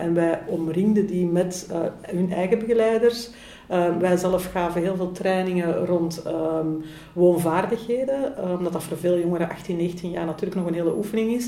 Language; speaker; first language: Dutch; native; Dutch